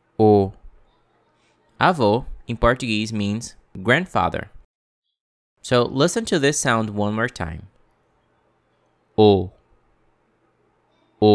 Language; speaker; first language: English; non-native, fluent; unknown